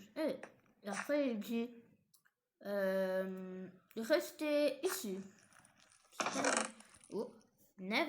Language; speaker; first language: French; non-native, fluent; English